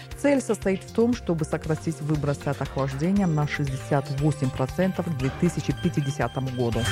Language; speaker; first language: Russian; non-native, local second language; Tajik